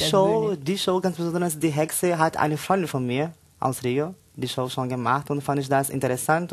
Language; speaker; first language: German; non-native, learner; Portuguese